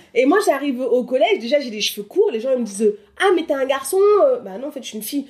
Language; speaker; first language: French; early bilingual, other home language; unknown